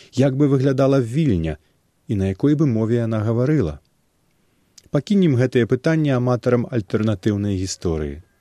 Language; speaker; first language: Belarusian; native; Belarusian